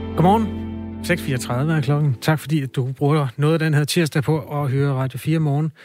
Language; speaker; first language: Danish; native; Danish